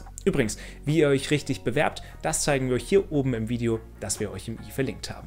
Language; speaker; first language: German; native; German